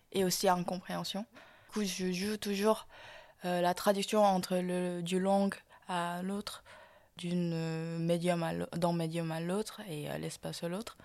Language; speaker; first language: French; non-native, fluent; Korean